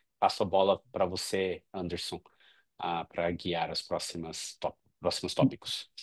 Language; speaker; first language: Portuguese; non-native, fluent; English